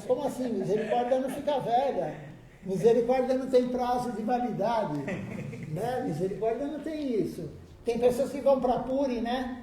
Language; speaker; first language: Portuguese; native; Portuguese